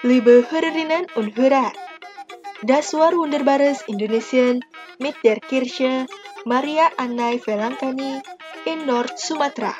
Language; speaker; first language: German; non-native, fluent; Indonesian